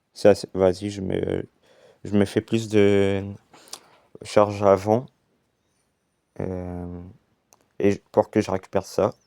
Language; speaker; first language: French; native; French